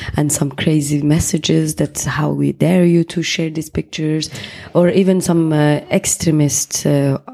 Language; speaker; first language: English; non-native, fluent; Persian